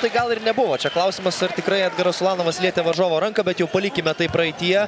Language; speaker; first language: Lithuanian; native; Lithuanian